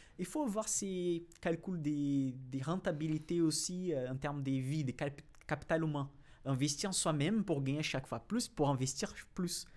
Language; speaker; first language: French; non-native, fluent; Portuguese